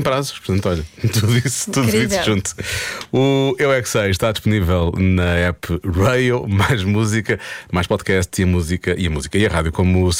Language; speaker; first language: Portuguese; native; Portuguese